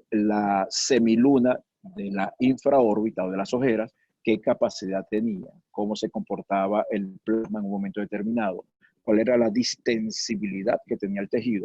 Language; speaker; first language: Spanish; native; Spanish